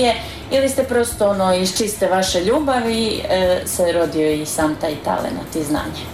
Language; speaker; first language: Croatian; native; Croatian